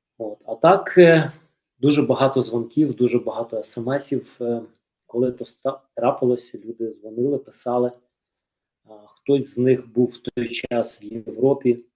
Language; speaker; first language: Ukrainian; native; Ukrainian